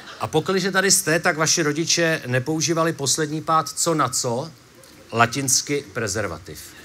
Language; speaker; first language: Czech; native; Czech